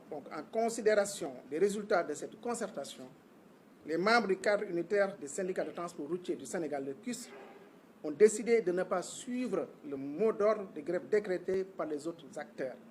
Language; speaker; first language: French; non-native, local second language; Wolof